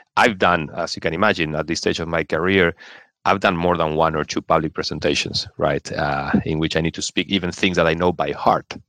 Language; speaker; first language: English; non-native, fluent; Spanish